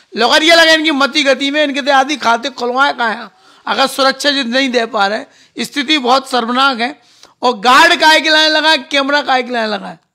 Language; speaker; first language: Hindi; native; Hindi